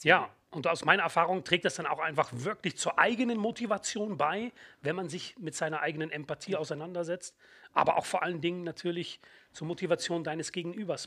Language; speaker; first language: German; native; German